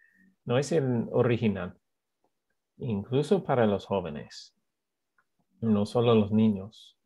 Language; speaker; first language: Spanish; non-native, fluent; English